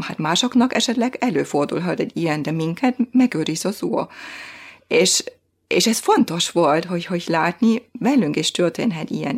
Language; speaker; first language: Hungarian; non-native, fluent; German